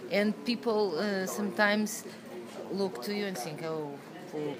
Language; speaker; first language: English; non-native, learner; Portuguese